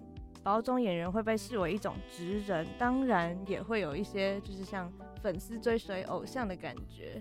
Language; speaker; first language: Chinese; native; Chinese